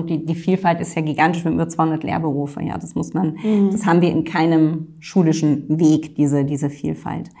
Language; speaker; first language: German; native; German